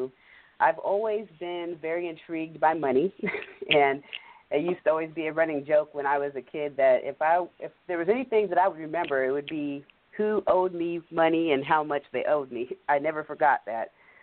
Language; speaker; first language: English; native; English